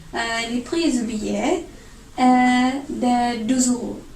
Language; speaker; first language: French; non-native, learner; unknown